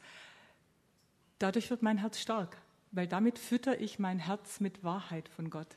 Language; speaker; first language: German; native; German